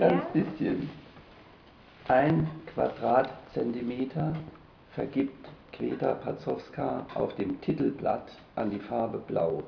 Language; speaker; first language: German; native; German